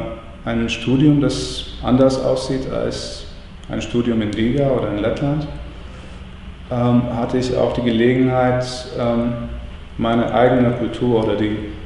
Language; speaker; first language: German; non-native, fluent; Latvian